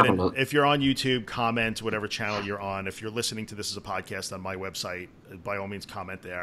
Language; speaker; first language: English; native; English